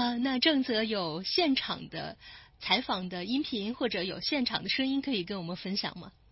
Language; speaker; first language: Chinese; native; Chinese